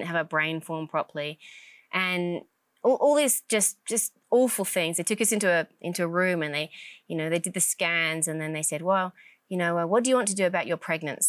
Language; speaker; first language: English; native; English